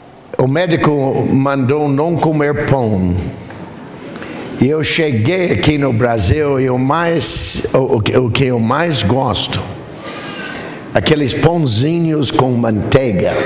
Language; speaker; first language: Portuguese; non-native, fluent; English